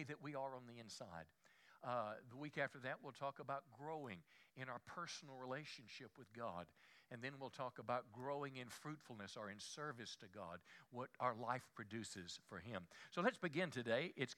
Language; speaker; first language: English; native; English